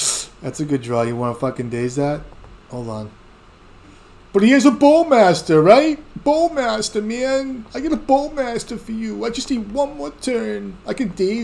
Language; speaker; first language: English; native; English